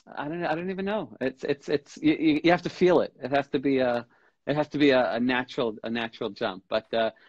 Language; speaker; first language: English; native; English